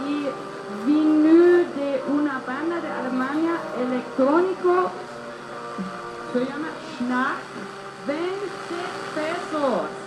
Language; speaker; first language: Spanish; non-native, learner; German